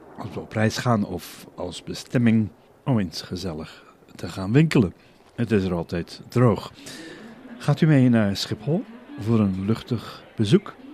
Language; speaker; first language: Dutch; native; Dutch